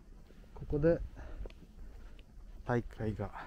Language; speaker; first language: Japanese; non-native, learner; Indonesian